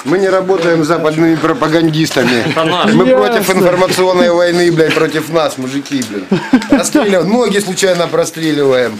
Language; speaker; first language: Russian; native; Russian